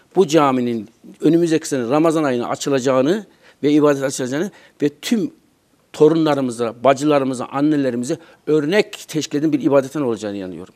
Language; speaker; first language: Turkish; native; Turkish